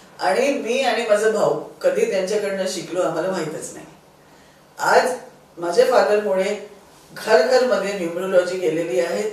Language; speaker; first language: Marathi; non-native, local second language; Sindhi